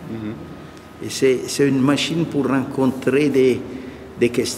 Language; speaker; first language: French; non-native, fluent; Italian